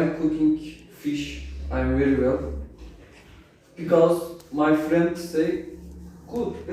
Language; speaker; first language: English; non-native, learner; Turkish